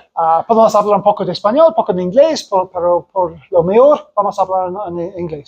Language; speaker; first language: Spanish; non-native, learner; English